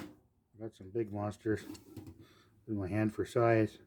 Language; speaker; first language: English; native; English